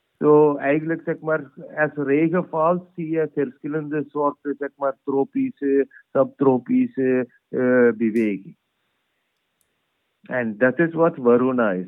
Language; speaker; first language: Dutch; non-native, fluent; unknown